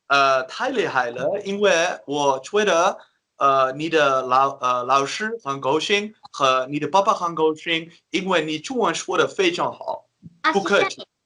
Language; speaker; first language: Chinese; non-native, learner; Dutch